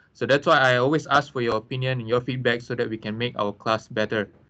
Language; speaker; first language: English; non-native, local second language; Malay